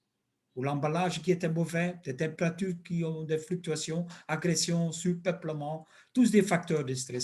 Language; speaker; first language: French; non-native, local second language; Dutch